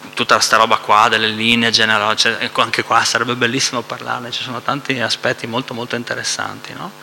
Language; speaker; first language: Italian; native; Italian